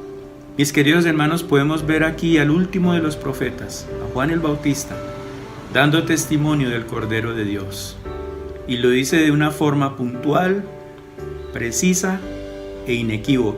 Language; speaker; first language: Spanish; native; Spanish